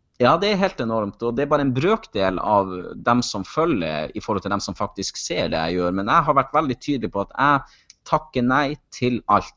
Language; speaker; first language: Norwegian; native; Norwegian